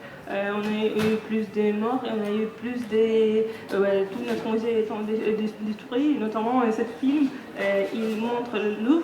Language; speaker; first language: French; non-native, fluent; Russian